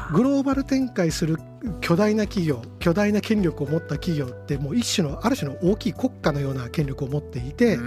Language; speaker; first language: Japanese; native; Japanese